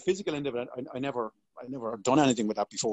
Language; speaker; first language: English; native; English